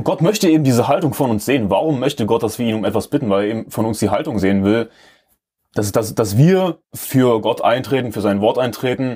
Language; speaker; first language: German; native; German